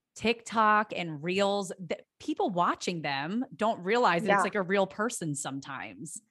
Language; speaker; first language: English; native; English